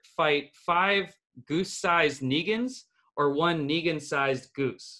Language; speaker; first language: English; native; English